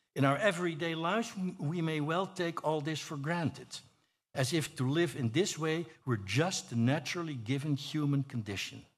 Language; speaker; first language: English; non-native, fluent; Dutch